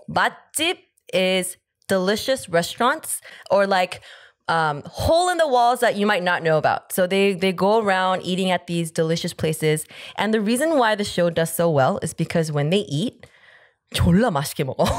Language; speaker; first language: English; native; English